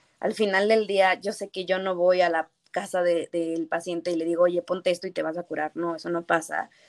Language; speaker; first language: Spanish; native; Spanish